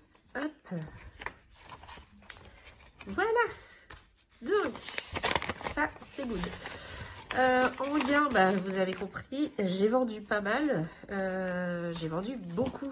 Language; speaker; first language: French; native; French